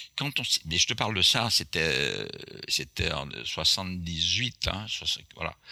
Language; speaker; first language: French; non-native, local second language; Guadeloupean Creole French